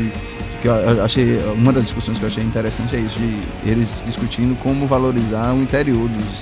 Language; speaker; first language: Portuguese; native; Portuguese